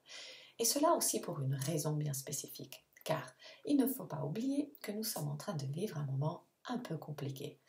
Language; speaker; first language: French; non-native, fluent; Italian